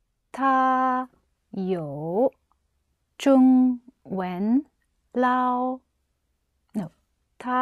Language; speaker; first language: Chinese; non-native, learner; English